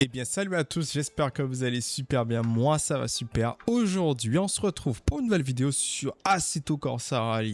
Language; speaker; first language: French; native; French